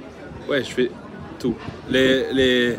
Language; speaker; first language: French; early bilingual, other home language; English